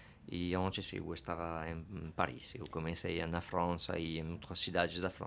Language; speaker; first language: Portuguese; non-native, fluent; French